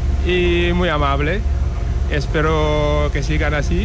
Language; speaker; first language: Spanish; non-native, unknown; Wolof